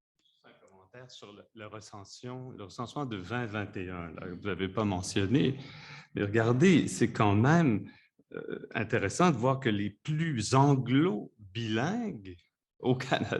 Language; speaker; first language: French; native; French